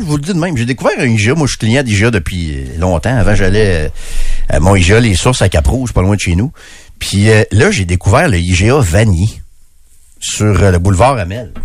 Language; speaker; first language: French; native; French